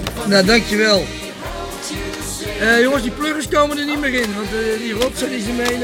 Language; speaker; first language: Dutch; native; Dutch